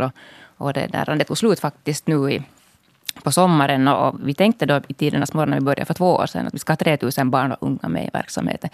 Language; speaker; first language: Swedish; native; Swedish